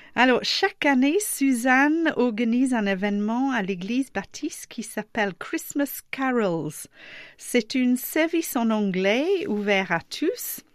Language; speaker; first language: French; non-native, fluent; English